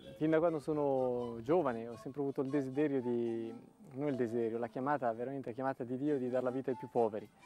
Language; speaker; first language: Italian; native; Italian